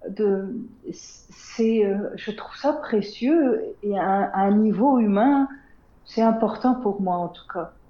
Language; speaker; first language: French; non-native, local second language; Arabic